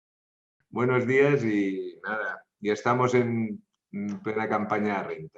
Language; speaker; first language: Spanish; native; Spanish